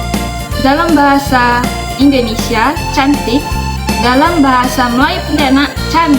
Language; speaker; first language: Indonesian; non-native, local second language; Malay